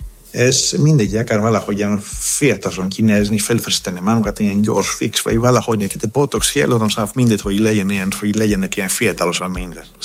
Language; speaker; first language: Hungarian; non-native, learner; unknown